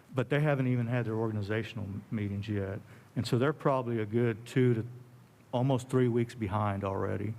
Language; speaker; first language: English; native; English